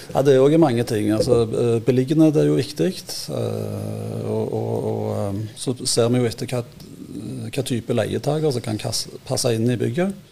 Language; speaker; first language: Norwegian; native; Norwegian